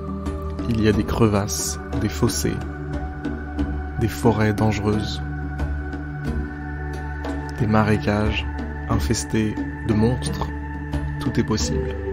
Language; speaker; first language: French; native; French